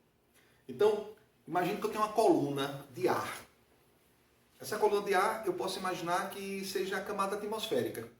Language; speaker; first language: Portuguese; native; Portuguese